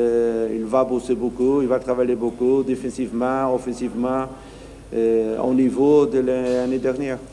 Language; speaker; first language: French; non-native, learner; Portuguese